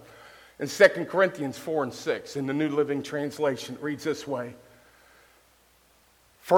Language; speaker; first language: English; native; English